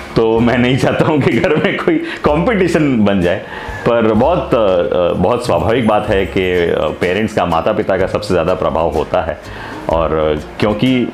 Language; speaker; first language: Hindi; non-native, local second language; Gujarati